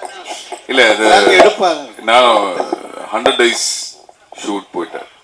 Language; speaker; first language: Tamil; non-native, learner; Malayalam